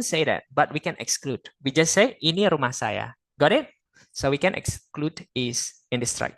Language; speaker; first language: English; non-native, fluent; Indonesian